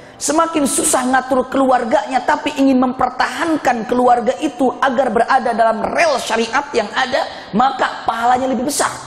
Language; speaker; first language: Indonesian; non-native, fluent; Sundanese